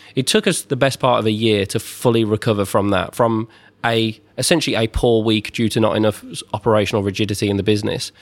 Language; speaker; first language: English; native; English